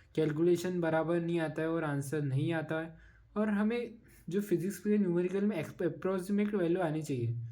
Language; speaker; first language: Hindi; non-native, local second language; Marathi